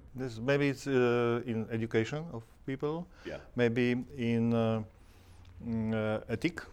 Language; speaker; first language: English; non-native, learner; Slovak